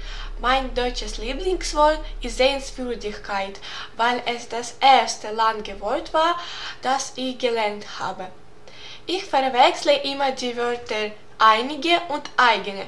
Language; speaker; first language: German; non-native, learner; Ukrainian